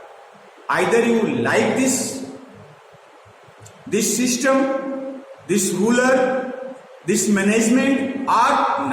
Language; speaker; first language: English; non-native, local second language; Hindi